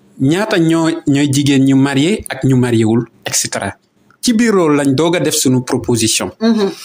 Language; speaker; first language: Wolof; native; Wolof